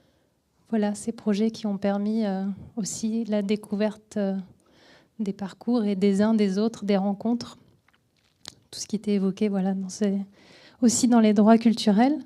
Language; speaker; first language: French; native; French